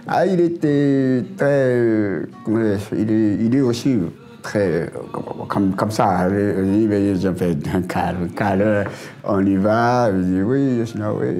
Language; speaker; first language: French; non-native, learner; Japanese